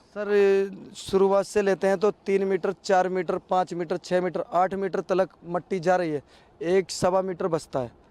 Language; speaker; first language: Hindi; native; Hindi